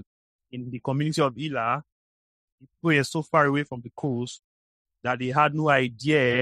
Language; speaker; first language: English; non-native, local second language; Igbo